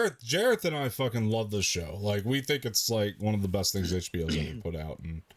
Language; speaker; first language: English; native; English